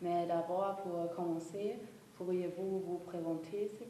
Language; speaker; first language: French; non-native, fluent; German